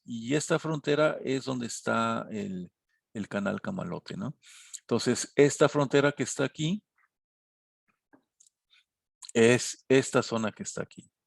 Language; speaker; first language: Spanish; native; Spanish